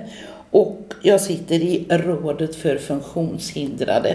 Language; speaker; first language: Swedish; native; Swedish